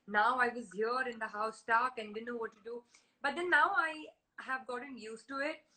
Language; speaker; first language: English; non-native, local second language; Hindi